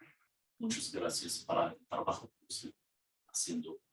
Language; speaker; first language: Spanish; non-native, learner; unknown